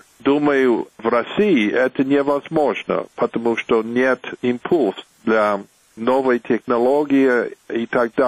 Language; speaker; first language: Russian; non-native, fluent; English